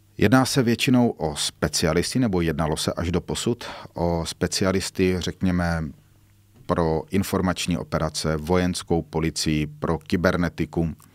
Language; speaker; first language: Czech; native; Czech